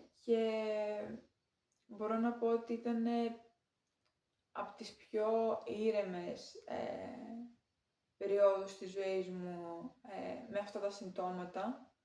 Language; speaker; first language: Greek; native; Greek